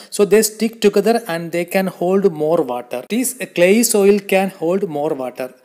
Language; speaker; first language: English; non-native, local second language; Malayalam